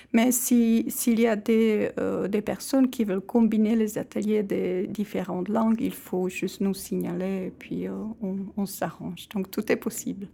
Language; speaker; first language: French; non-native, fluent; Czech